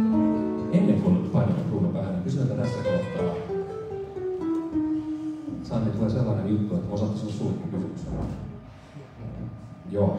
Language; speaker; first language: Finnish; native; Finnish